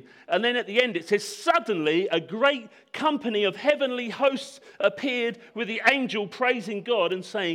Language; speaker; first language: English; native; English